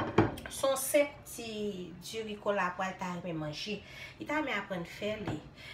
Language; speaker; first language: French; non-native, local second language; Haitian Creole